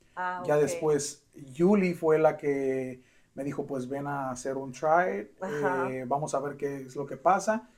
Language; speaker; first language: Spanish; native; Spanish